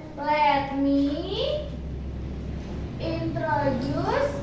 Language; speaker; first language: English; non-native, fluent; Indonesian